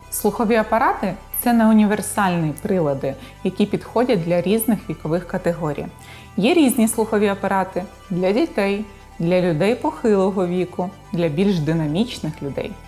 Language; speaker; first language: Ukrainian; native; Ukrainian